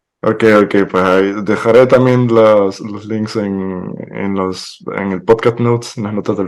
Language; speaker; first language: Spanish; native; Spanish